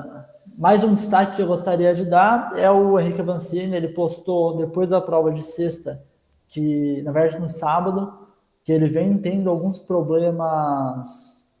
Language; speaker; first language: Portuguese; native; Portuguese